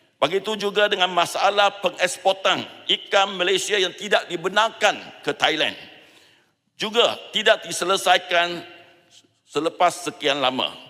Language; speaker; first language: Malay; non-native, local second language; Chinese